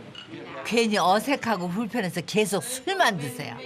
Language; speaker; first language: Korean; native; Korean